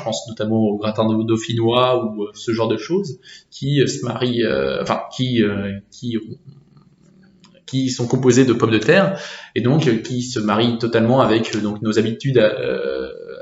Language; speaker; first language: French; native; French